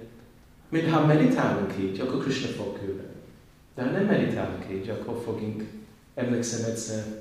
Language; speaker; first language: Hungarian; non-native, learner; English